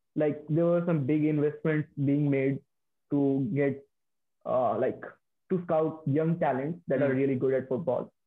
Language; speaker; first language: English; non-native, local second language; Hindi